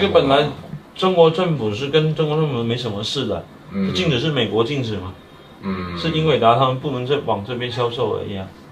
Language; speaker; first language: Chinese; native; Chinese